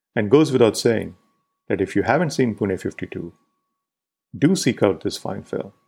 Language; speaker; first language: English; non-native, local second language; Marathi